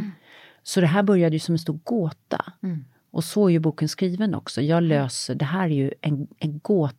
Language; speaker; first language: Swedish; native; Swedish